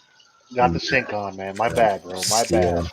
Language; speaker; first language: English; native; English